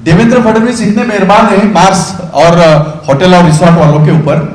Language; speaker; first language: Hindi; non-native, local second language; Marathi